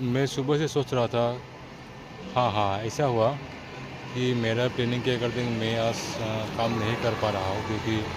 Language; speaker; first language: Hindi; non-native, local second language; Assamese